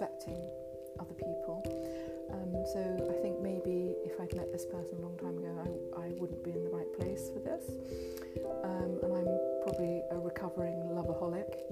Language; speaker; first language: English; native; English